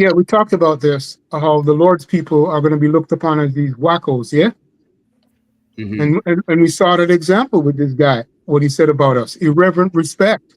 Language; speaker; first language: English; native; English